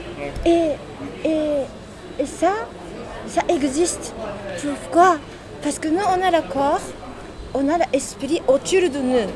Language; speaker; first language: French; non-native, learner; Japanese